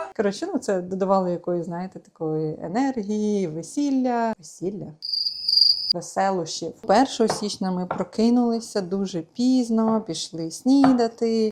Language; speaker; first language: Ukrainian; non-native, local second language; Russian